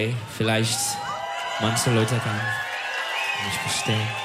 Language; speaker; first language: German; non-native, learner; Turkish